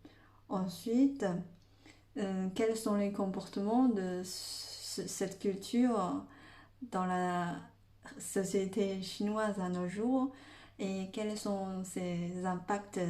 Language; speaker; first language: French; non-native, fluent; Chinese